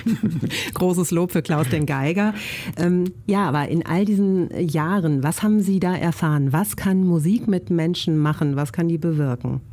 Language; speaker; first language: German; native; German